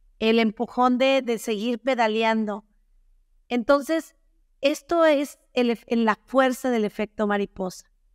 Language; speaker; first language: Spanish; native; Spanish